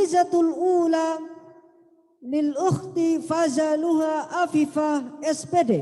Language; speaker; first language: Arabic; non-native, fluent; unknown